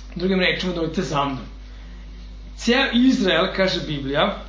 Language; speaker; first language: Serbian; non-native, fluent; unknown